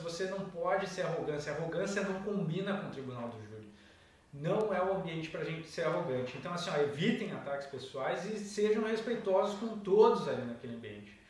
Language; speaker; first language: Portuguese; native; Portuguese